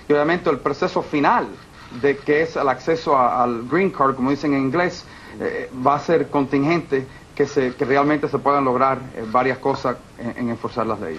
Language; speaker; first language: Spanish; early bilingual, heritage; Spanish